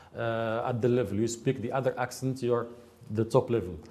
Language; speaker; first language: English; non-native, fluent; Arabic